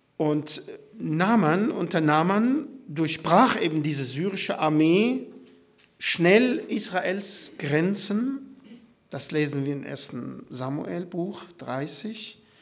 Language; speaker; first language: German; non-native, fluent; Arabic